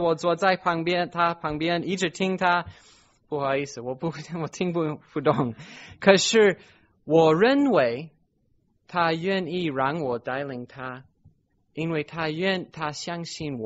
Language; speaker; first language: Chinese; non-native, fluent; English